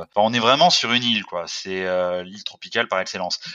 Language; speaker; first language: French; native; French